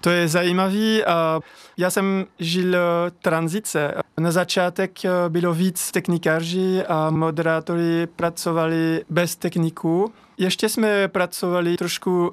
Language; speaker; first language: Czech; non-native, learner; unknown